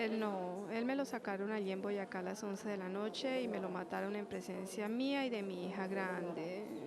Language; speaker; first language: Spanish; native; Spanish